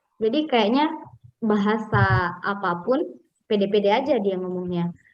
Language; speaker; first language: Indonesian; non-native, local second language; Buginese